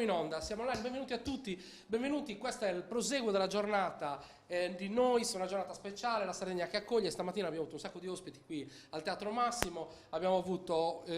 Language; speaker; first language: Italian; native; Italian